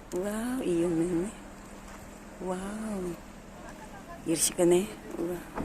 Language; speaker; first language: Japanese; non-native, learner; Filipino